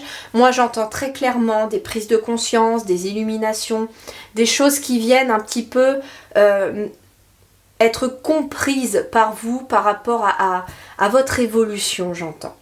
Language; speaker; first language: French; native; French